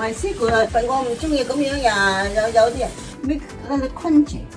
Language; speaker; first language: Cantonese; native; Cantonese